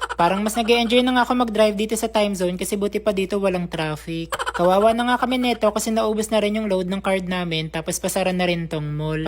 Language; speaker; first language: Filipino; non-native, local second language; Cebuano